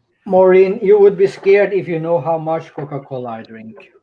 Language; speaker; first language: English; non-native, fluent; Norwegian